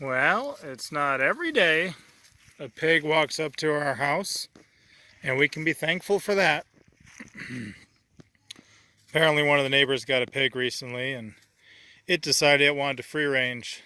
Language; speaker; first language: English; native; English